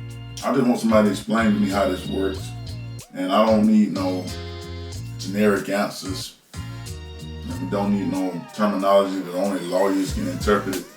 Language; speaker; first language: English; native; English